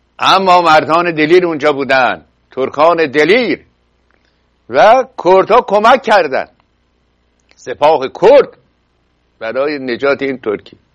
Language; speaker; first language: Persian; native; Persian